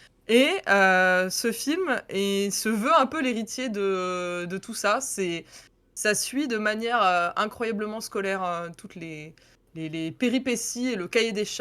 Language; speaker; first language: French; native; French